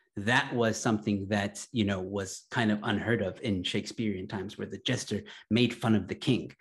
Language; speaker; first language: English; early bilingual, other home language; Arabic